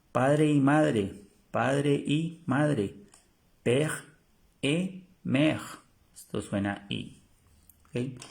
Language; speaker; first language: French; non-native, fluent; Spanish